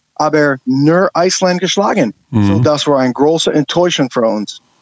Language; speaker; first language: German; non-native, learner; English